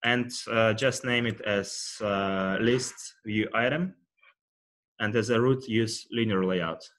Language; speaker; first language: English; non-native, fluent; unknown